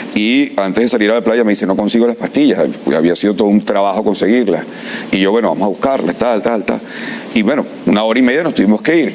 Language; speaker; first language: Spanish; native; Spanish